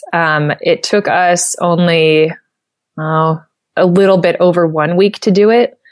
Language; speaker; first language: English; native; English